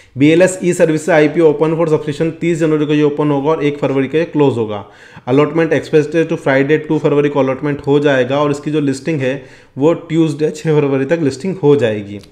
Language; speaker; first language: Hindi; native; Hindi